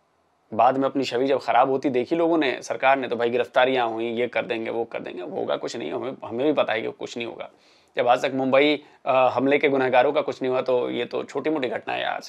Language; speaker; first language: Hindi; native; Hindi